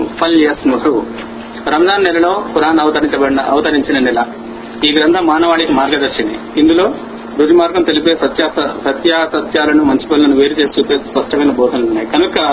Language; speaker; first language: Telugu; non-native, local second language; Urdu